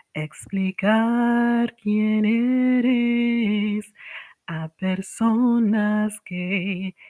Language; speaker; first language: Spanish; non-native, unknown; English